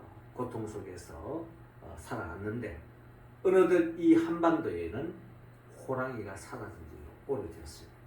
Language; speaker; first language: Korean; native; Korean